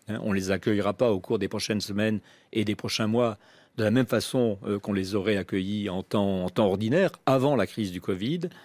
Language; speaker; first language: French; native; French